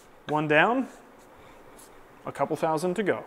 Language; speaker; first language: English; native; English